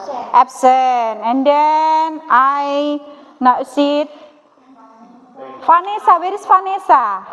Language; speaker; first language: English; non-native, learner; Indonesian